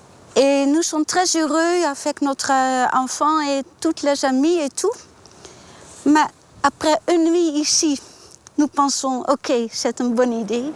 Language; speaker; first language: French; non-native, learner; Dutch